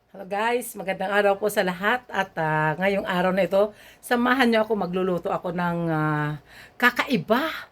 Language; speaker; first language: Filipino; non-native, local second language; Hiligaynon